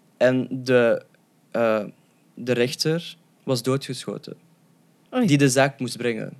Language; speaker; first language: Dutch; early bilingual, other home language; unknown